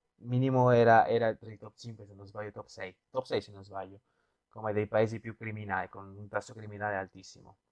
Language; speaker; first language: Italian; non-native, fluent; Spanish